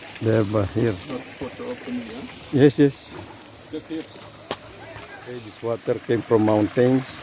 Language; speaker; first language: English; non-native, learner; Filipino